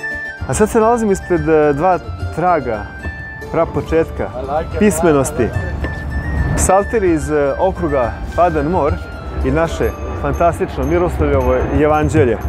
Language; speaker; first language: Serbian; native; Serbian